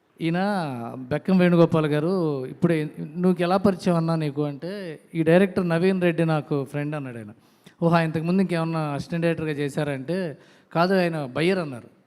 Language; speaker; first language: Telugu; native; Telugu